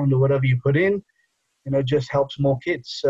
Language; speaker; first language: English; non-native, local second language; Bangla